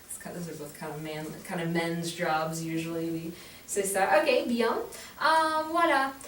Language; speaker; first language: French; non-native, fluent; English